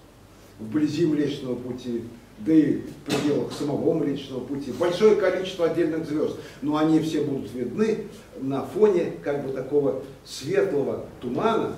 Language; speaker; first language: Russian; native; Russian